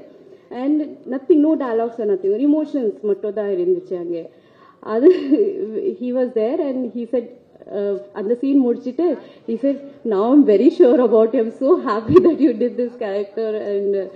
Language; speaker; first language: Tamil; non-native, learner; Marathi